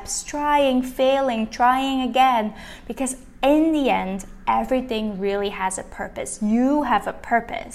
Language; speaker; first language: English; non-native, fluent; Dutch